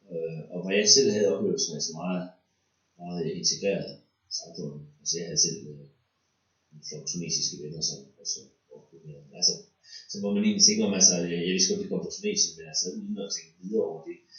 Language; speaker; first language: Danish; native; Danish